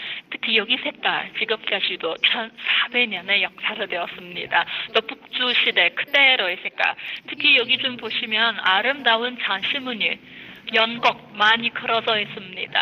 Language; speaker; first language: Korean; non-native, fluent; Chinese